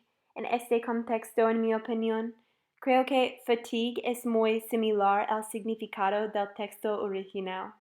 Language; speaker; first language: Spanish; non-native, fluent; English